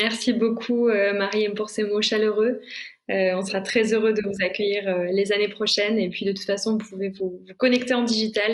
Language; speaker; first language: French; native; French